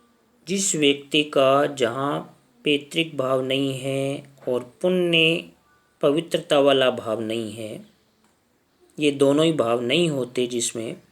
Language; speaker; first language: Hindi; native; Hindi